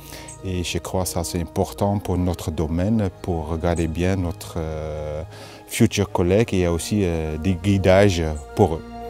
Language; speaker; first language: French; non-native, fluent; Dutch